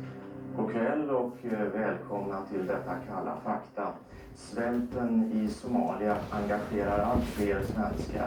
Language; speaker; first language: Swedish; native; Swedish